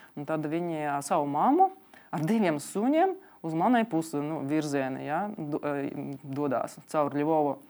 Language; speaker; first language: Latvian; non-native, local second language; Russian